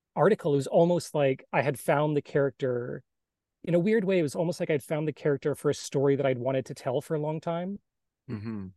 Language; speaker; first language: English; native; English